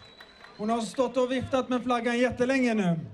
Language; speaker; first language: Swedish; early bilingual, other home language; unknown